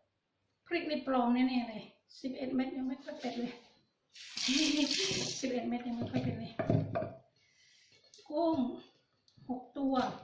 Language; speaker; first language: Thai; non-native, local second language; Northeastern Thai